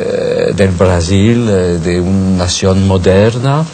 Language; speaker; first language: Spanish; non-native, fluent; French